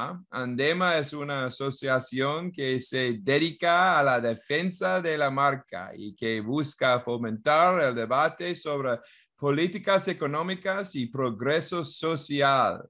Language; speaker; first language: Spanish; non-native, learner; English